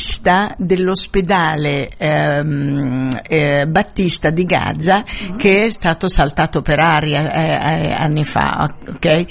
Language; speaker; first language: Italian; non-native, fluent; Arabic